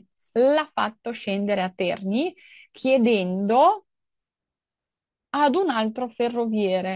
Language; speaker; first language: Italian; non-native, fluent; Russian